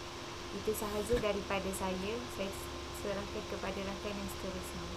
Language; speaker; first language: Malay; native; Malay